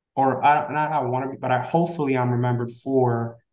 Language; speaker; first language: English; early bilingual, other home language; Spanish